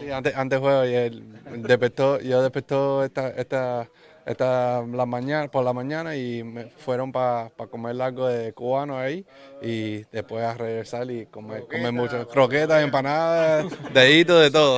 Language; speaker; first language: Spanish; early bilingual, other home language; English